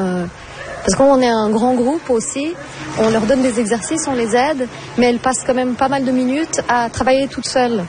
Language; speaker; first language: French; non-native, fluent; Portuguese